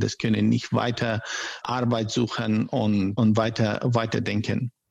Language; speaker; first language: German; non-native, learner; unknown